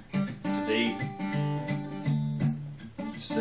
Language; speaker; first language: English; native; English